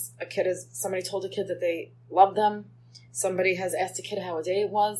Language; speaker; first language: English; native; English